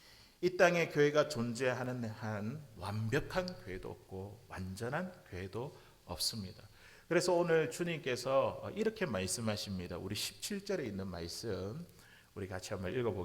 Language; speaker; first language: Korean; native; Korean